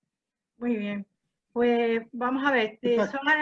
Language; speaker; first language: Spanish; native; Spanish